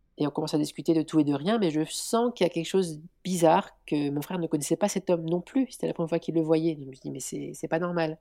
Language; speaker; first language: French; native; French